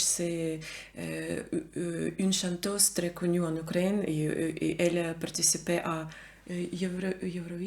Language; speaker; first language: French; non-native, learner; Ukrainian